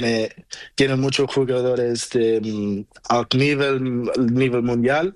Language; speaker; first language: Spanish; non-native, learner; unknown